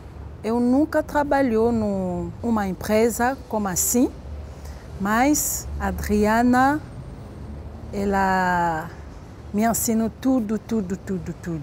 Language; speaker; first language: Portuguese; non-native, learner; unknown